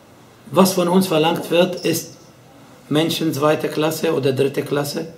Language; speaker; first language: German; non-native, fluent; Arabic